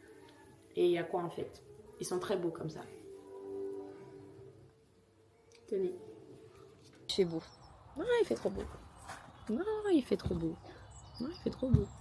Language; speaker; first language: French; native; French